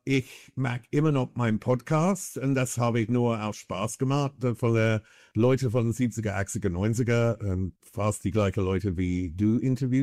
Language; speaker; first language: German; non-native, fluent; English